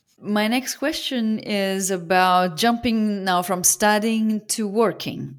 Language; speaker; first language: English; non-native, fluent; Italian